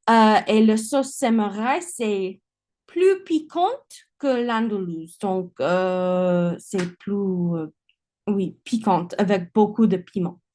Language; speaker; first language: French; non-native, learner; English